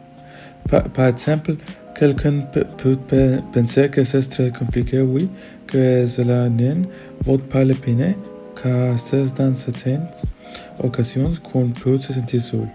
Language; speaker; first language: French; non-native, learner; Spanish